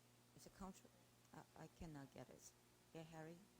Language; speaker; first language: English; non-native, fluent; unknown